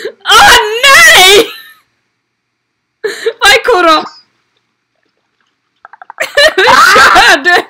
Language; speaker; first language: Swedish; native; Swedish